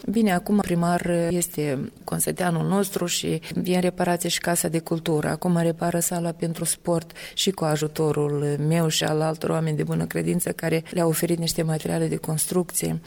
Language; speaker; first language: Romanian; native; Romanian